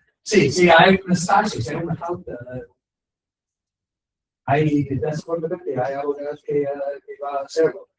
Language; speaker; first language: Spanish; non-native, learner; English